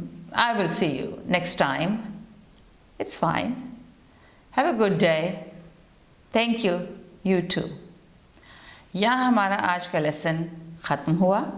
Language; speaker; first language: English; non-native, fluent; Urdu